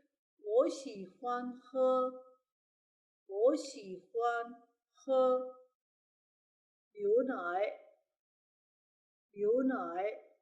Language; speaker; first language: Chinese; non-native, fluent; Urdu